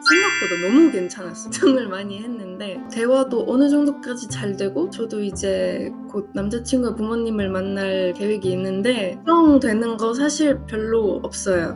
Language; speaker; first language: Korean; non-native, fluent; Estonian